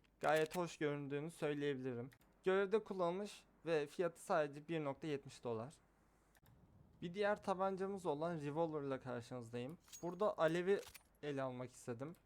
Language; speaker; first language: Turkish; native; Turkish